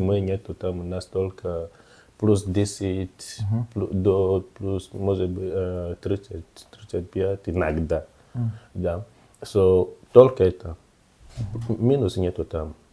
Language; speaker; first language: Russian; non-native, learner; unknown